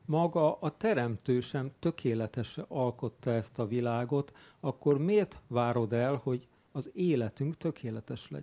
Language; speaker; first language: Hungarian; native; Hungarian